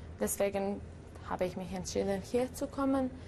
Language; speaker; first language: German; non-native, fluent; Bosnian